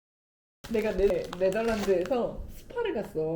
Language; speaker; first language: Korean; native; Korean